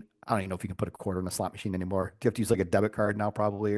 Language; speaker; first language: English; native; English